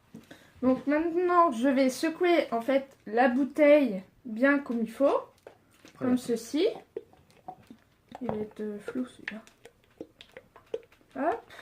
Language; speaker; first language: French; native; French